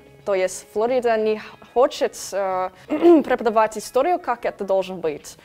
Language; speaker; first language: Russian; non-native, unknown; English